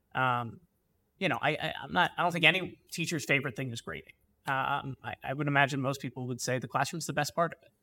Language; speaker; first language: English; native; English